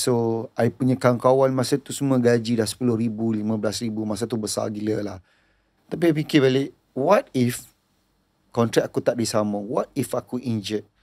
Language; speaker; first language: Malay; native; Malay